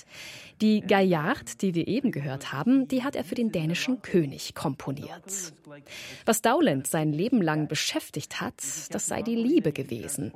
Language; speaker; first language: German; native; German